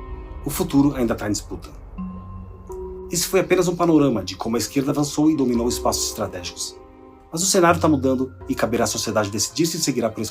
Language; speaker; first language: Portuguese; native; Portuguese